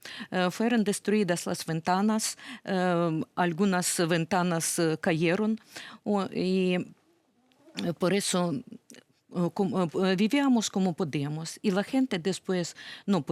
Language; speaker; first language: Spanish; non-native, fluent; Ukrainian